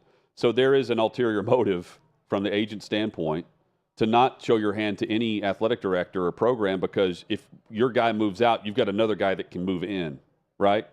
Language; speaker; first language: English; native; English